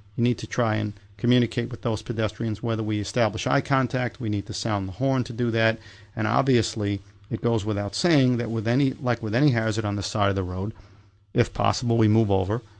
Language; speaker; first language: English; native; English